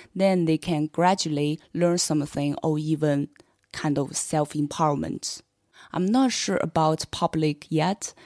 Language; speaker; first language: English; non-native, fluent; Chinese